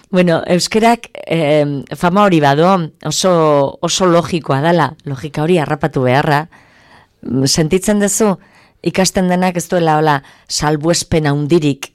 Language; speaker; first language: Basque; native; Basque